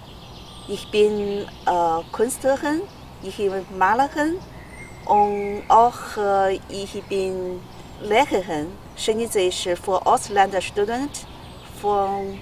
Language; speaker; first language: German; non-native, learner; Chinese